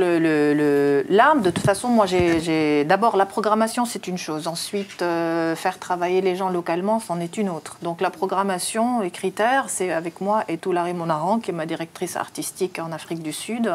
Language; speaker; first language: French; native; French